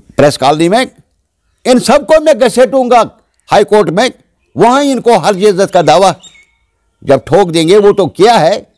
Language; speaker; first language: Hindi; non-native, local second language; Kashmiri